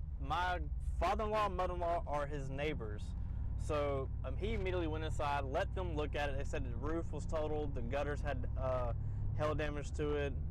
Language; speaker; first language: English; native; English